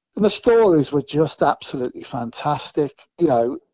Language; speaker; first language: English; native; English